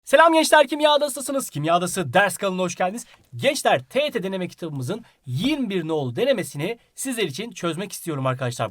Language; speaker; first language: Turkish; native; Turkish